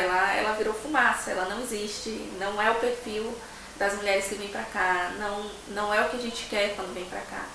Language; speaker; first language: Portuguese; native; Portuguese